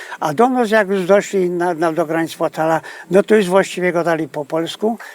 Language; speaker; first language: Polish; native; Polish